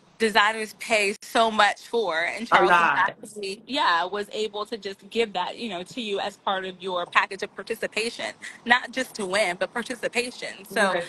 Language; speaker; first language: English; native; English